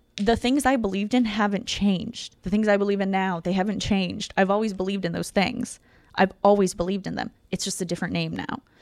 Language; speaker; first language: English; non-native, fluent; Russian